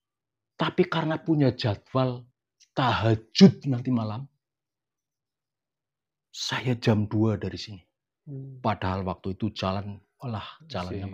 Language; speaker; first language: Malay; non-native, local second language; Javanese